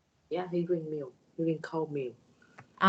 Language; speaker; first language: English; non-native, learner; Vietnamese